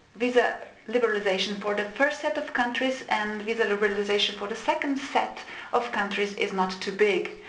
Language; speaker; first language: English; non-native, fluent; Slovenian